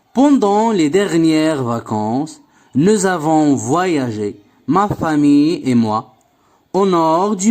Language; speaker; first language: French; non-native, local second language; Arabic